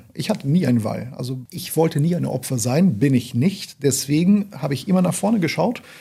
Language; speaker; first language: German; non-native, fluent; Portuguese